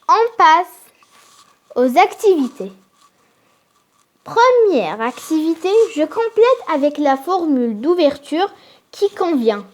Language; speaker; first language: French; non-native, local second language; Arabic